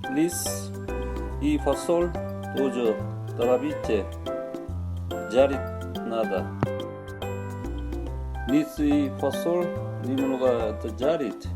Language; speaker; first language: Russian; non-native, learner; Korean